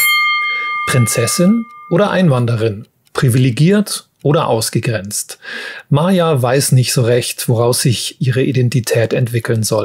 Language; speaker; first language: German; native; German